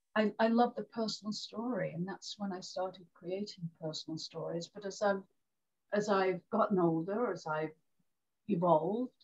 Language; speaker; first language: English; native; English